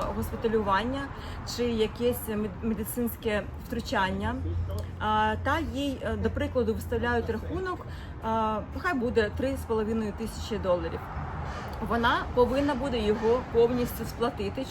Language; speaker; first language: Ukrainian; non-native, local second language; Russian